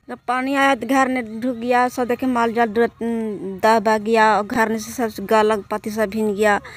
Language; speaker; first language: Hindi; native; Hindi